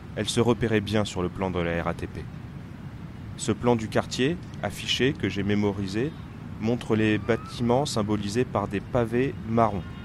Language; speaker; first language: French; native; French